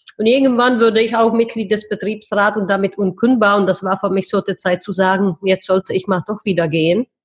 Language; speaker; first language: German; non-native, fluent; Czech